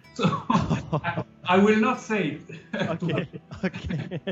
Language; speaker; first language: English; non-native, learner; Italian